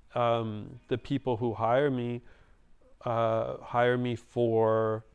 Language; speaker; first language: English; native; English